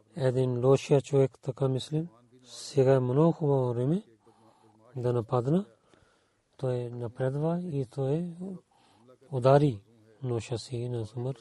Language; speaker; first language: Bulgarian; non-native, learner; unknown